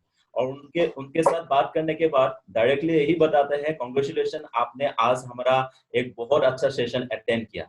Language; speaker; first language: Hindi; non-native, local second language; Assamese